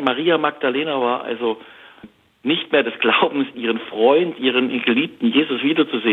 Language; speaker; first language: German; native; German